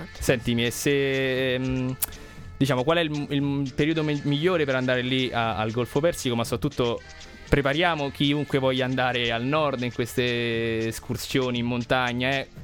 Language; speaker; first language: Italian; native; Italian